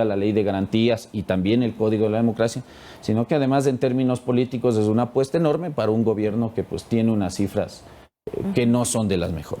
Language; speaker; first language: Spanish; native; Spanish